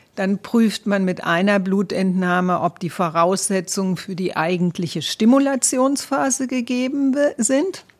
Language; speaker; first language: German; native; German